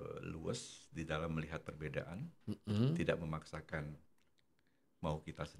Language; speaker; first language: Indonesian; non-native, local second language; Javanese